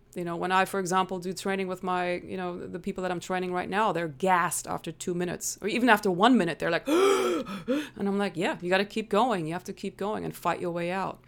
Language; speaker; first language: English; non-native, fluent; German